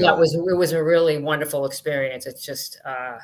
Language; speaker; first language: English; native; English